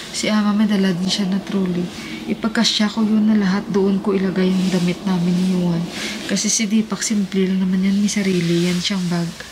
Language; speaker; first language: Filipino; native; Filipino